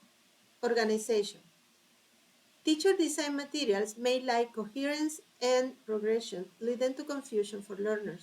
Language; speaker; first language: English; non-native, fluent; Spanish